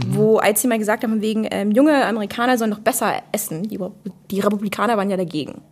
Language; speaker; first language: German; non-native, fluent; English